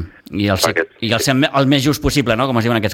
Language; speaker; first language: Catalan; native; Catalan